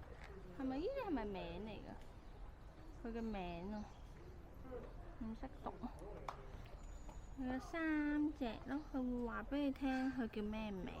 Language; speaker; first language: Cantonese; native; Cantonese